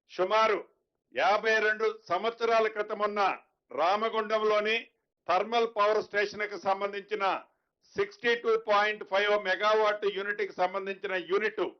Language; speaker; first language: Telugu; native; Telugu